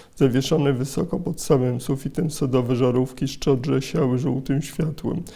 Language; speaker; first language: Polish; native; Polish